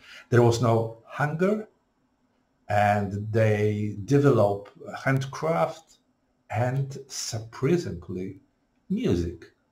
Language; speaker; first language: English; non-native, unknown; Polish